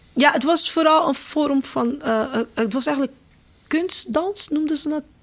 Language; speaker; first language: Dutch; early bilingual, other home language; Kabuverdianu